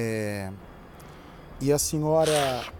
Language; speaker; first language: Portuguese; native; Portuguese